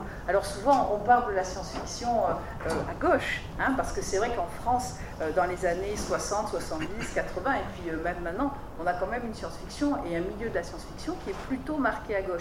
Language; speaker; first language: French; native; French